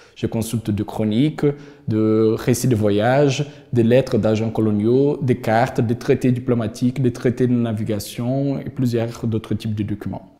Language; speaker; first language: French; non-native, fluent; Portuguese